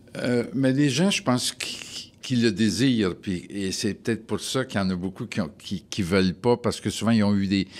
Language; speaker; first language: French; native; French